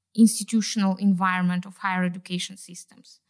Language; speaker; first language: English; non-native, fluent; Kazakh